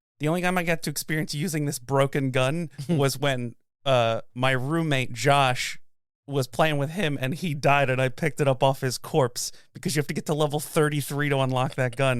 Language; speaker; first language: English; native; English